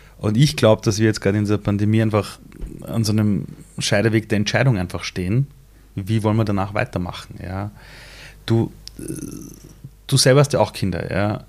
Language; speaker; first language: German; early bilingual, other home language; Persian